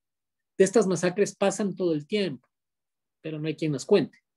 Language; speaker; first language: Spanish; native; Spanish